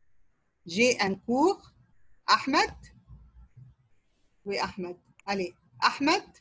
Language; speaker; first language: French; non-native, fluent; Arabic